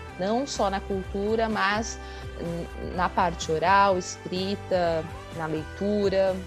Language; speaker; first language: Portuguese; native; Portuguese